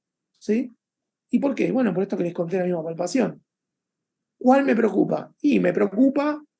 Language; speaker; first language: Spanish; native; Spanish